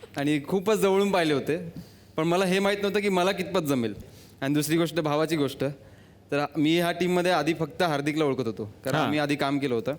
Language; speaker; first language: Marathi; native; Marathi